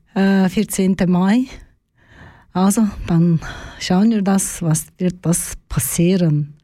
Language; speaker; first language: German; non-native, learner; Turkish